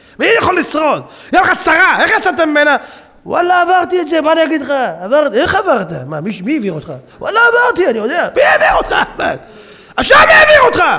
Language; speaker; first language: Hebrew; native; Hebrew